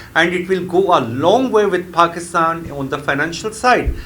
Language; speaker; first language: English; non-native, local second language; Urdu